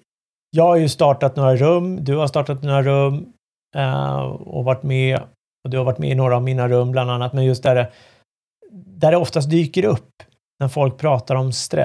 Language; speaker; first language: Swedish; native; Swedish